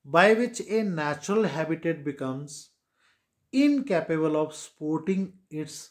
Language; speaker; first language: English; non-native, local second language; Punjabi